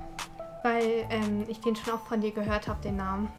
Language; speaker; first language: German; early bilingual, other home language; Turkish